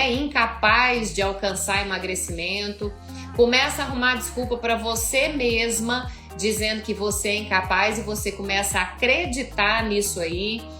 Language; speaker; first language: Portuguese; native; Portuguese